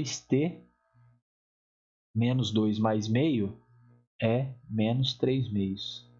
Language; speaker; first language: Portuguese; native; Portuguese